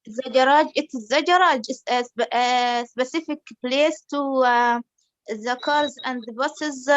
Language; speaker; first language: English; non-native, learner; Arabic